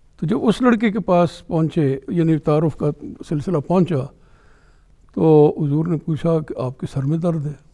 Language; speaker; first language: Urdu; non-native, local second language; Pashto